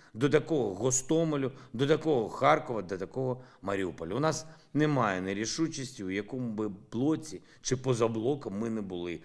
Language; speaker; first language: Ukrainian; non-native, local second language; Russian